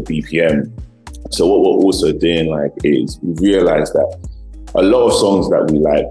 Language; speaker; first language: English; native; English